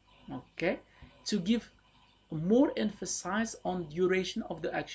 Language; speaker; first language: English; non-native, fluent; Arabic